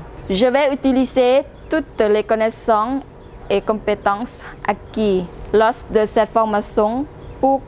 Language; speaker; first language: French; non-native, fluent; Lao